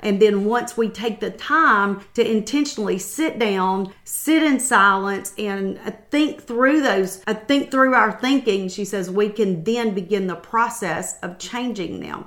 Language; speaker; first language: English; native; English